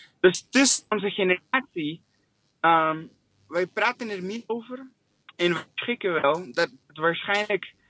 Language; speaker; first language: Dutch; non-native, fluent; English